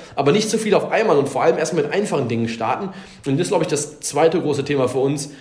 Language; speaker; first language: German; native; German